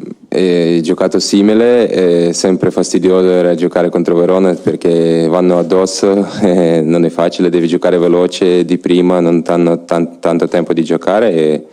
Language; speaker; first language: Italian; non-native, learner; Ukrainian